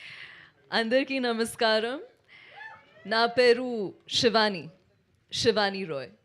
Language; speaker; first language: Telugu; non-native, learner; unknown